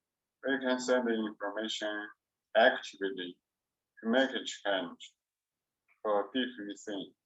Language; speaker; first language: English; non-native, learner; Chinese